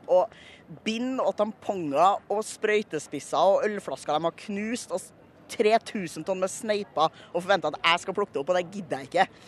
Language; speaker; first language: Norwegian; native; Norwegian